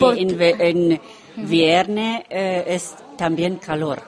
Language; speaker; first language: Spanish; non-native, learner; Romanian